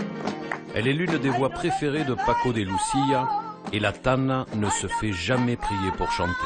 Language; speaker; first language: French; native; French